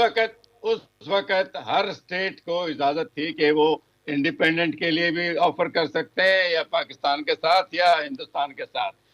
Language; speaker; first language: Hindi; native; Hindi